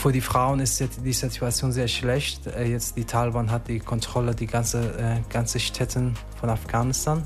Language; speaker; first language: German; non-native, learner; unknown